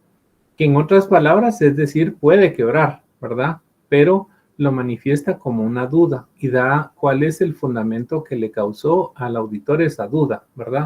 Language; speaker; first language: Spanish; native; Spanish